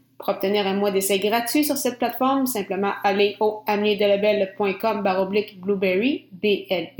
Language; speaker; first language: French; native; French